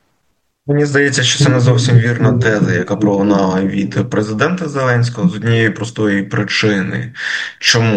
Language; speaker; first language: Ukrainian; native; Ukrainian